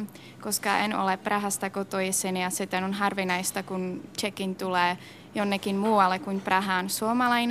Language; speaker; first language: Finnish; non-native, fluent; Czech